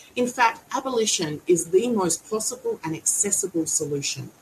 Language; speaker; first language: English; native; English